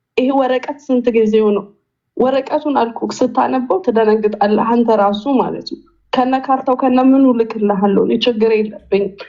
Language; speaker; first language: Amharic; native; Amharic